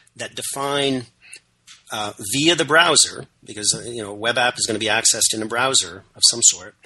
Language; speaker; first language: English; native; English